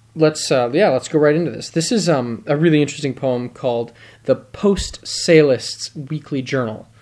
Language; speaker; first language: English; native; English